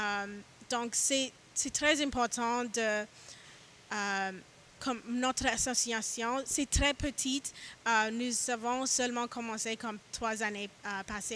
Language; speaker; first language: French; non-native, learner; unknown